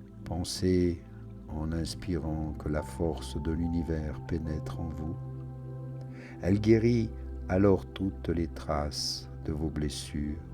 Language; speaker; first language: French; native; French